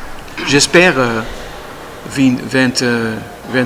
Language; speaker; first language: French; non-native, learner; Dutch